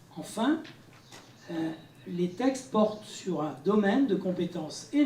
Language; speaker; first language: French; native; French